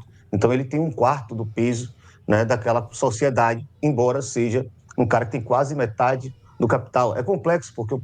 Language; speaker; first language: Portuguese; native; Portuguese